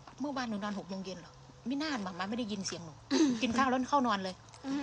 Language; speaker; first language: Thai; native; Thai